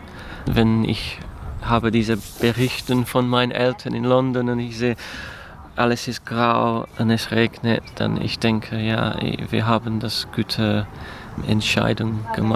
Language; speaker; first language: German; non-native, learner; English